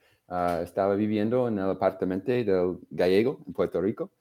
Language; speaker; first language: Spanish; non-native, fluent; English